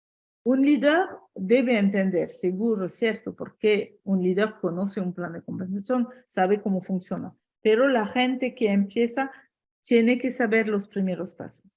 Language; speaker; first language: Spanish; non-native, fluent; French